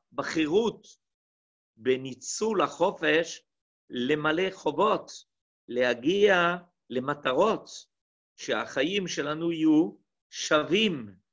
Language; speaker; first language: Hebrew; non-native, fluent; French